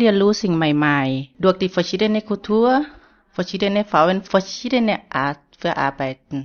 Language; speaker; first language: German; non-native, learner; Thai